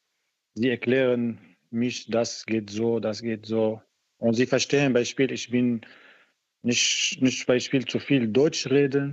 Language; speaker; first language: German; non-native, learner; Arabic